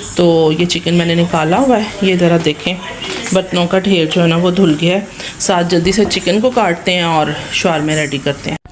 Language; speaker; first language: Urdu; non-native, local second language; Punjabi